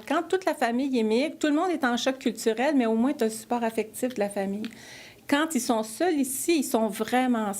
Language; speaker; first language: French; native; French